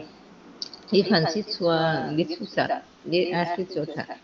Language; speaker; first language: English; non-native, learner; Vietnamese